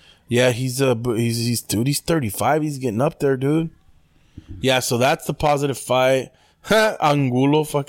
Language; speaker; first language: English; early bilingual, other home language; Spanish